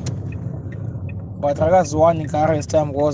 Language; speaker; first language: English; non-native, local second language; Shona